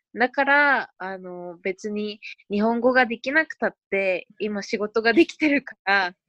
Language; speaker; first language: Japanese; early bilingual, other home language; Spanish